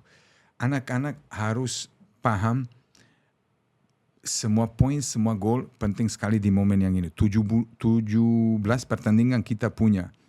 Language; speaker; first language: Indonesian; non-native, fluent; Serbian